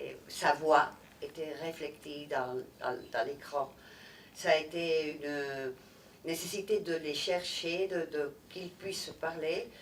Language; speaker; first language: French; non-native, fluent; Catalan